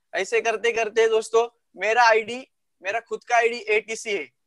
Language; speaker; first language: Hindi; non-native, local second language; Marathi